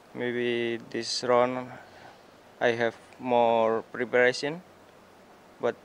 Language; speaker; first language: English; non-native, learner; Indonesian